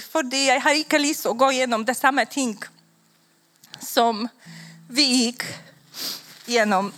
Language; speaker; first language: Swedish; non-native, learner; Polish